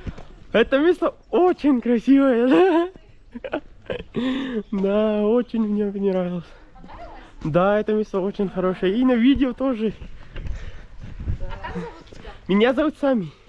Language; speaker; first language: Russian; non-native, learner; Urdu